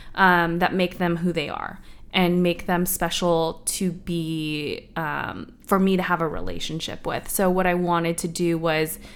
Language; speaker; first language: English; native; English